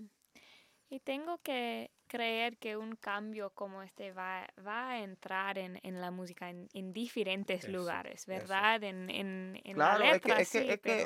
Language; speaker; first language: Spanish; early bilingual, heritage; Spanish